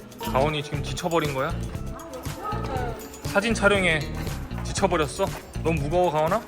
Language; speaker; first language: Korean; native; Korean